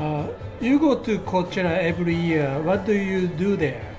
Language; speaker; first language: English; non-native, learner; Japanese